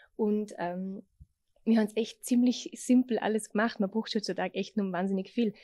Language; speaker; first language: German; native; German